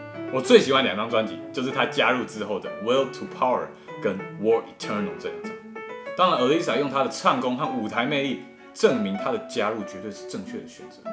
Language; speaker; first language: Chinese; native; Chinese